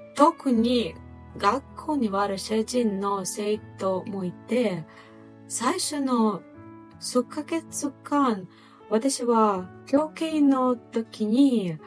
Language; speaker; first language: Japanese; non-native, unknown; Ukrainian